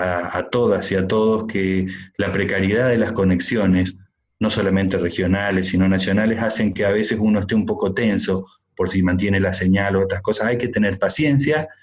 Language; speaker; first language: Spanish; native; Spanish